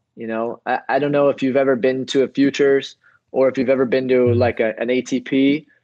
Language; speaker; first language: English; native; English